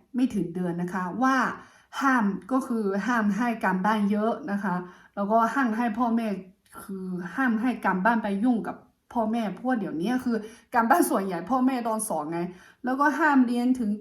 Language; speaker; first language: Thai; non-native, fluent; Chinese